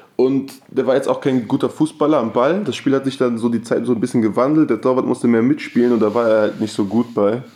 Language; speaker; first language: German; native; German